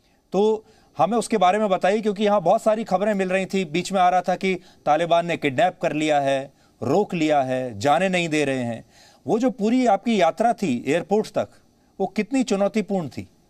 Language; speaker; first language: Hindi; native; Hindi